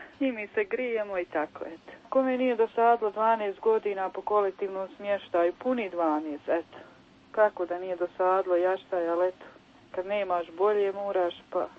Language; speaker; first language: Croatian; native; Croatian